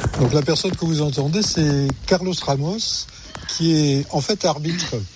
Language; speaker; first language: French; native; French